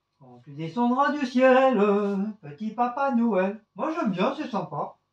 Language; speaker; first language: French; native; French